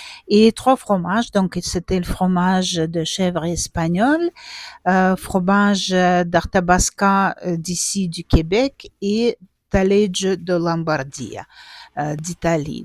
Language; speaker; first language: French; non-native, fluent; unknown